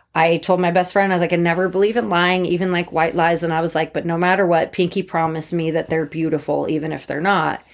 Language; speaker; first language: English; native; English